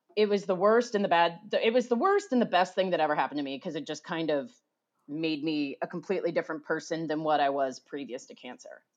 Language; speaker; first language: English; native; English